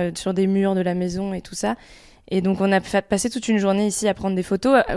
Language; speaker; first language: French; native; French